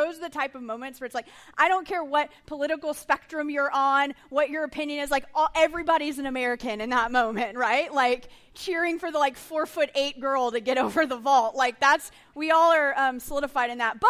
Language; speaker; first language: English; native; English